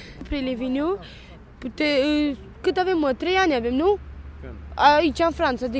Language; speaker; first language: French; non-native, learner; Romanian